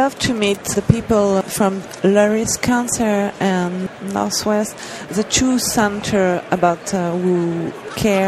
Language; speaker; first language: English; non-native, learner; French